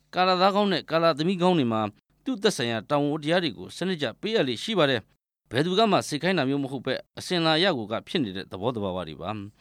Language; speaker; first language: Burmese; native; Burmese